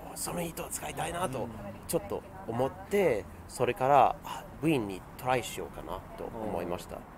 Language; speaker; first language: Japanese; non-native, fluent; English